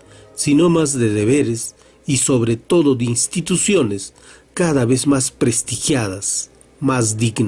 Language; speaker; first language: Spanish; native; Spanish